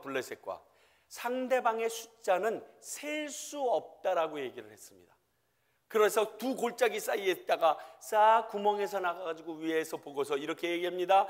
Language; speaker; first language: Korean; native; Korean